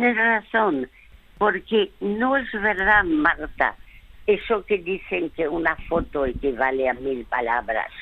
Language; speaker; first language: Spanish; early bilingual, other home language; French